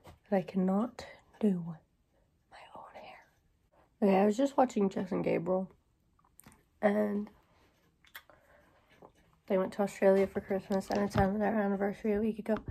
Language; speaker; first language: English; native; English